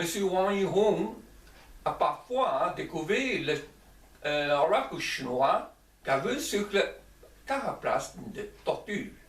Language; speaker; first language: French; non-native, learner; Chinese